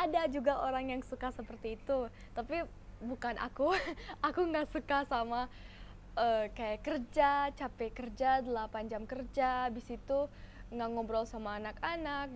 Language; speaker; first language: Indonesian; non-native, fluent; German